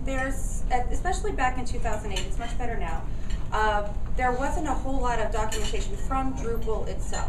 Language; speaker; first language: English; native; English